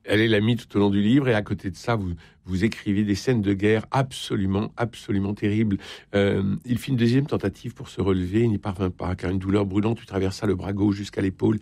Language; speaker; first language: French; native; French